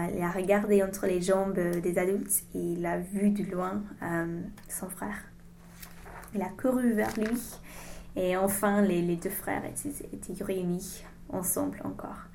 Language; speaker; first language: French; non-native, learner; English